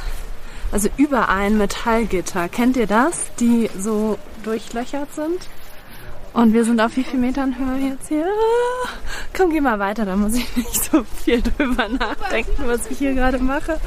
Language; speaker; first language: German; native; German